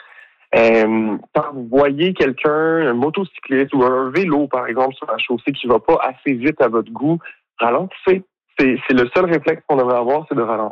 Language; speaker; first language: French; native; French